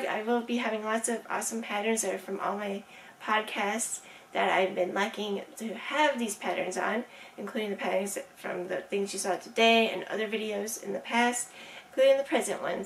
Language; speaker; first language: English; native; English